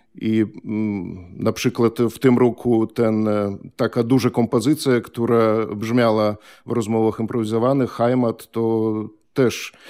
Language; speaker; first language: Polish; non-native, fluent; Belarusian